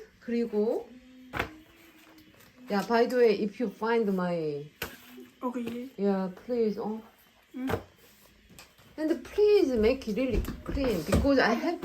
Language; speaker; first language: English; non-native, learner; Korean